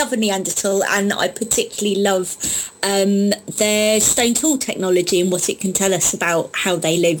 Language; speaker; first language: English; native; English